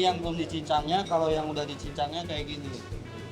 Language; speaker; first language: Indonesian; native; Indonesian